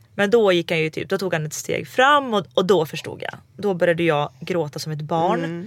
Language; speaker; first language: Swedish; early bilingual, other home language; Croatian